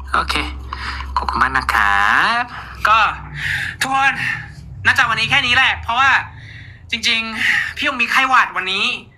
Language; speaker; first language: Thai; non-native, fluent; Korean